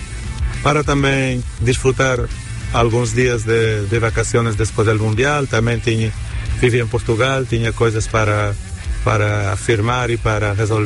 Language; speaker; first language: Spanish; non-native, learner; Portuguese